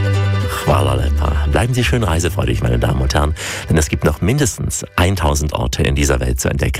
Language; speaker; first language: German; native; German